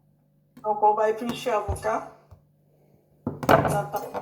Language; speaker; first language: French; non-native, learner; Japanese